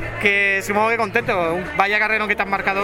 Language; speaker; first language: Spanish; native; Spanish